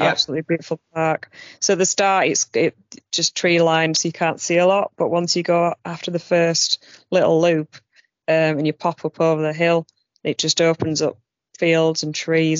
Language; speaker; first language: English; native; English